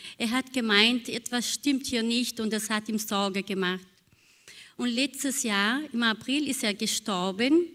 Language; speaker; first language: German; non-native, fluent; Portuguese